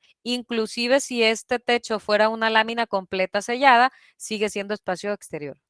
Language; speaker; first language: Spanish; native; Spanish